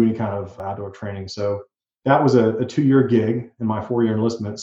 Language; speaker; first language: English; native; English